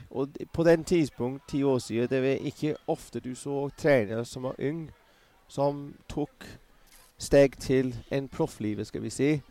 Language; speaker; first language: Norwegian; non-native, fluent; English